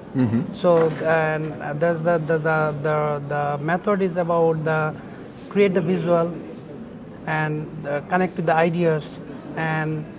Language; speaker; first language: English; non-native, local second language; Bangla